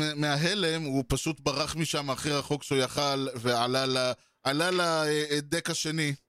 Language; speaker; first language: Hebrew; native; Hebrew